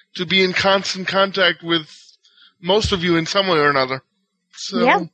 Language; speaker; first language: English; non-native, fluent; Hebrew